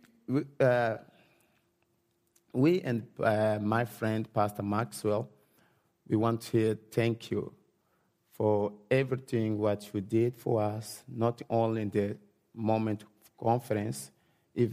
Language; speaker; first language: English; non-native, learner; Portuguese